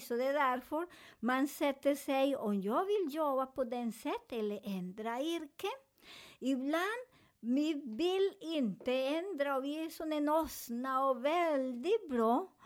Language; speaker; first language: Swedish; non-native, learner; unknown